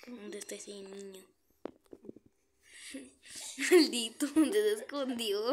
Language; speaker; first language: Spanish; native; Spanish